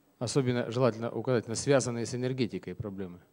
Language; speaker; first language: Russian; native; Russian